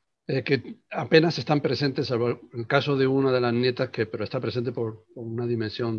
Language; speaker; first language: Spanish; native; Spanish